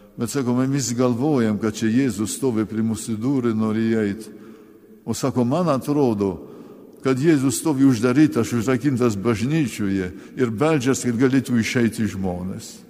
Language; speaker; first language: Lithuanian; early bilingual, heritage; Lithuanian